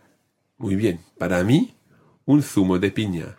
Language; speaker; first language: Spanish; non-native, fluent; English